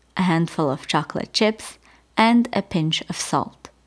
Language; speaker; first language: English; non-native, fluent; Arabic